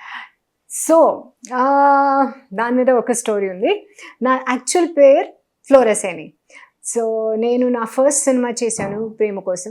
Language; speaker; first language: Telugu; non-native, local second language; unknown